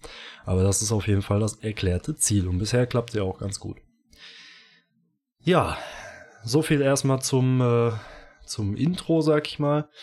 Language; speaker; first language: German; native; German